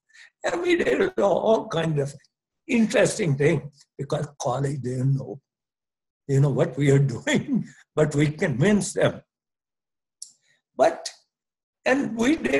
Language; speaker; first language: English; non-native, local second language; Punjabi